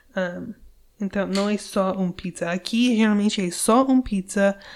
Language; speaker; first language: Portuguese; non-native, learner; English